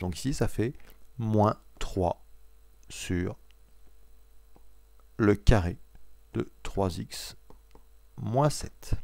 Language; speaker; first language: French; native; French